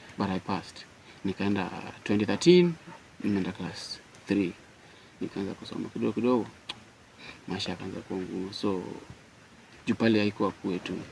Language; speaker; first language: Swahili; non-native, local second language; Luo (Kenya and Tanzania)